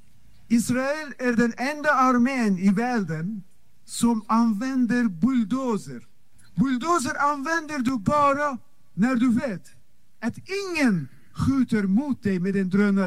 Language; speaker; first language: Swedish; non-native, fluent; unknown